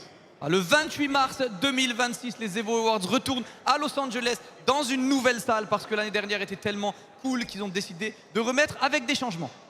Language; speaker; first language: French; native; French